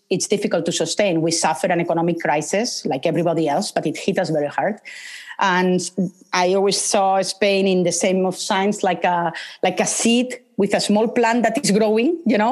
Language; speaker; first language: English; non-native, fluent; Spanish